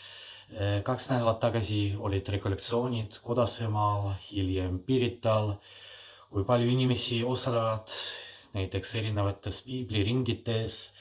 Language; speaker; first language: Estonian; non-native, fluent; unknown